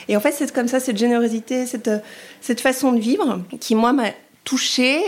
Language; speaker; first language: French; native; French